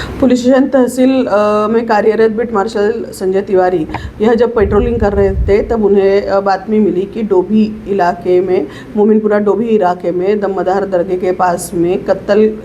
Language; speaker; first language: Hindi; non-native, local second language; Marathi